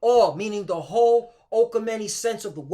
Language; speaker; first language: English; native; English